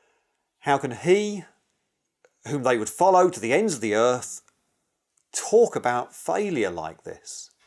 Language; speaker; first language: English; native; English